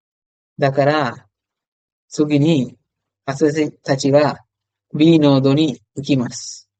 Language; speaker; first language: Japanese; non-native, fluent; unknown